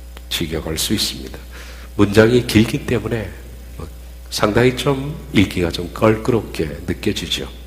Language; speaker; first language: Korean; native; Korean